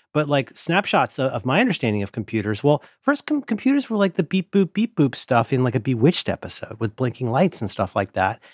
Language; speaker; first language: English; native; English